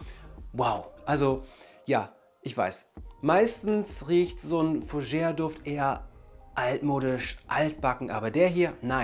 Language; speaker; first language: German; native; German